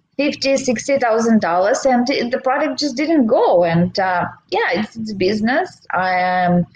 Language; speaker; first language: English; non-native, fluent; Russian